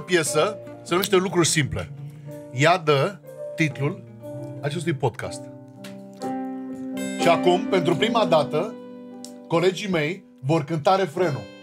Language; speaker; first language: Romanian; native; Romanian